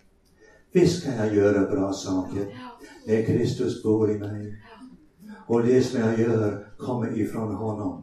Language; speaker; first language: Swedish; non-native, fluent; English